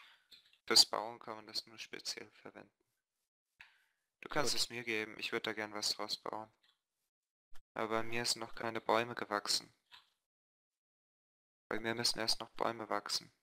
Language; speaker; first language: German; native; German